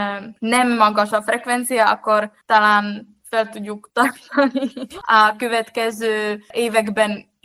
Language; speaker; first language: Hungarian; non-native, fluent; Czech